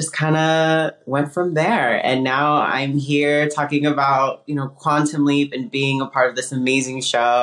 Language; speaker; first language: English; early bilingual, other home language; Spanish